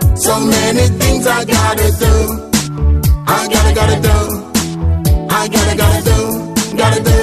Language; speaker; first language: English; non-native, fluent; Dutch